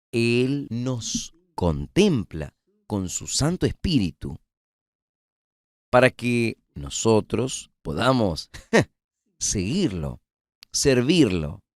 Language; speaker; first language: Spanish; non-native, fluent; Portuguese